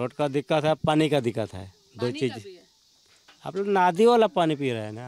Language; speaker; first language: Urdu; non-native, local second language; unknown